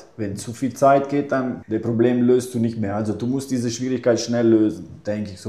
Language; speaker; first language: German; non-native, fluent; Italian